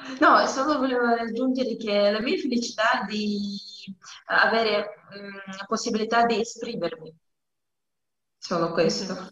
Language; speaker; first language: Italian; non-native, learner; Russian